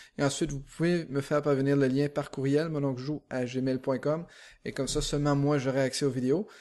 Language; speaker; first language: French; native; French